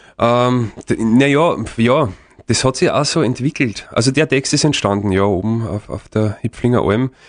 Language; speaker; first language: German; native; German